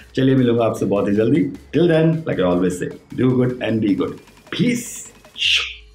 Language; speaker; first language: Hindi; native; Hindi